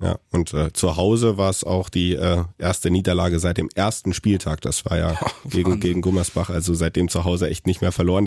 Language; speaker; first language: German; native; German